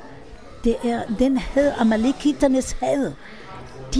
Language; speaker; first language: Danish; non-native, fluent; Hebrew